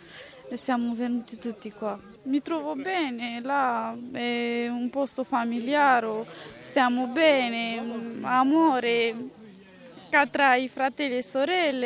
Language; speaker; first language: Italian; non-native, fluent; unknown